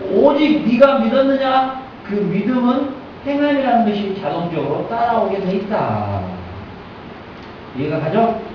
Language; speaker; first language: Korean; native; Korean